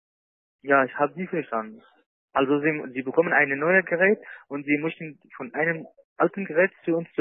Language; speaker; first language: German; non-native, learner; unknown